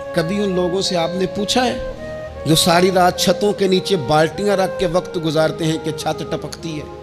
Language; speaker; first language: Urdu; non-native, local second language; Punjabi